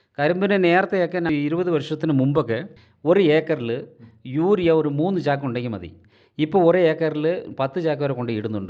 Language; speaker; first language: Malayalam; non-native, local second language; Tamil